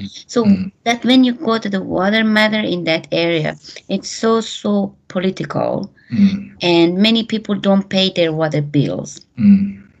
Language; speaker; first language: English; non-native, fluent; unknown